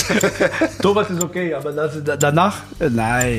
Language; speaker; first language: German; non-native, learner; Portuguese